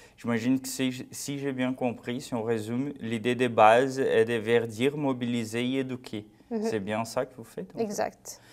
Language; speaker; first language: French; non-native, fluent; Portuguese